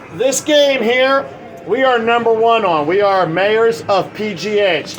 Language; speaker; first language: English; native; English